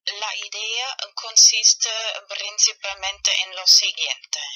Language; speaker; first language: Spanish; non-native, learner; German